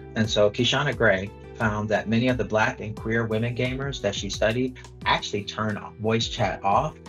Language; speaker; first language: English; native; English